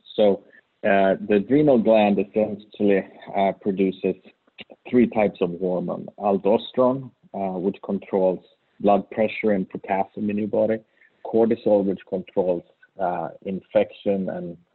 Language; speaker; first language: English; non-native, fluent; Swedish